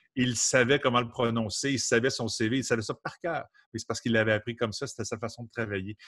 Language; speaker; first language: French; native; French